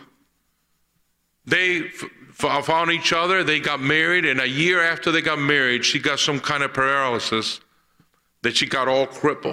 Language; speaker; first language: English; early bilingual, other home language; Spanish